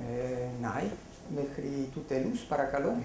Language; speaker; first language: Greek; non-native, fluent; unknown